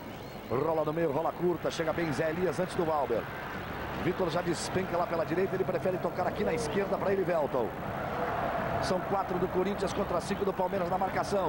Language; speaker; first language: Portuguese; native; Portuguese